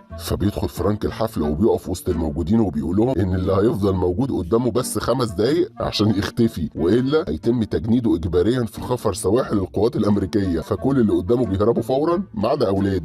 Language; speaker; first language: Arabic; native; Arabic